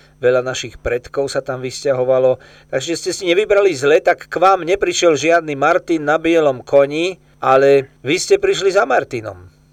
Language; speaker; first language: Slovak; native; Slovak